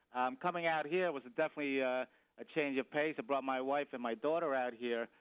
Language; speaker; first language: English; native; English